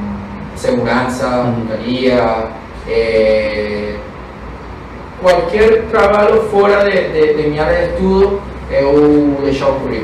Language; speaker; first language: Portuguese; non-native, fluent; Spanish